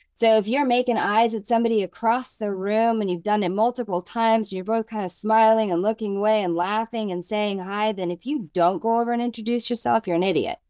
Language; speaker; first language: English; native; English